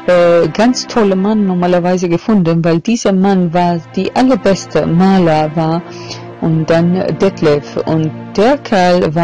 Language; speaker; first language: German; non-native, fluent; Albanian